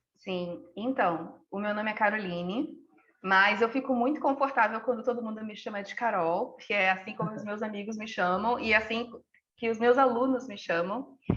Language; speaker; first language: Portuguese; native; Portuguese